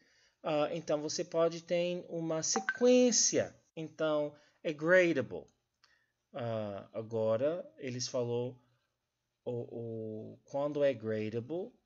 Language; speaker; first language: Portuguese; non-native, learner; English